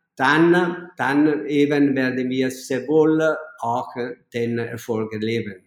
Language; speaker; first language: German; non-native, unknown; Italian